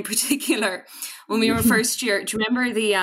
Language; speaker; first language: English; native; English